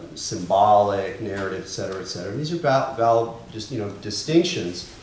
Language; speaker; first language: English; native; English